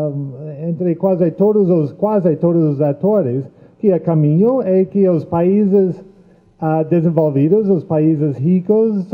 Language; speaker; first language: Portuguese; non-native, fluent; English